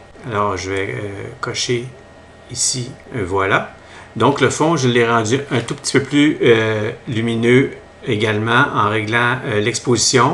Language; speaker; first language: French; native; French